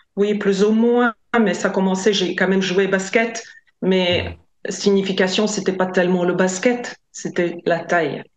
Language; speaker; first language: French; non-native, fluent; Latvian